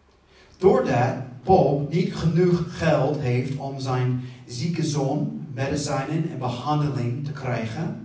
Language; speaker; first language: Dutch; non-native, fluent; English